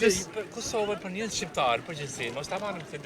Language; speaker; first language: Albanian; native; Albanian